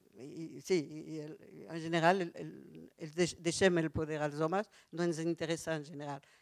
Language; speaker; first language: Catalan; non-native, fluent; French